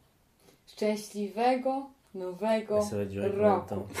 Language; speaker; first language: Polish; non-native, learner; French